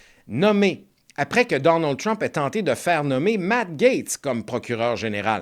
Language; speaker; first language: French; native; French